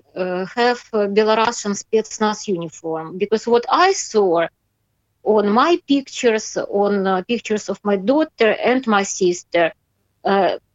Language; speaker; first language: English; non-native, learner; Russian